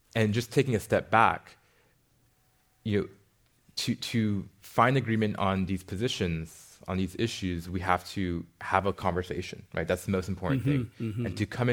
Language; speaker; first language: English; native; English